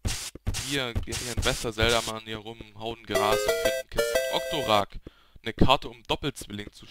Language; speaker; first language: German; native; German